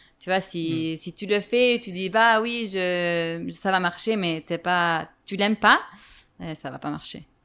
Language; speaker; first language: French; non-native, fluent; Italian